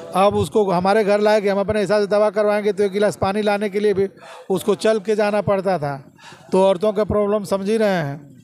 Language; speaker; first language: Hindi; native; Hindi